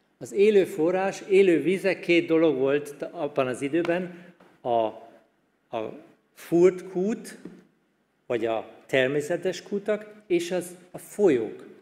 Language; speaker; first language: Hungarian; non-native, fluent; German